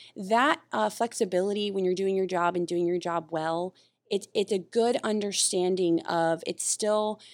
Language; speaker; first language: English; native; English